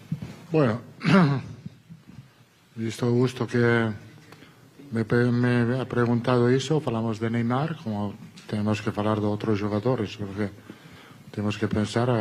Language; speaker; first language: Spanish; non-native, fluent; Italian